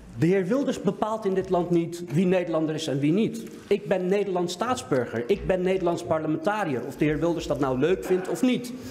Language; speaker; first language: Dutch; early bilingual, other home language; Turkish